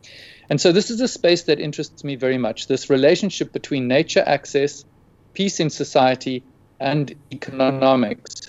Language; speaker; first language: English; native; English